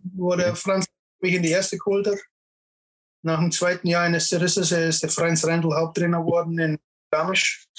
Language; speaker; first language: German; native; German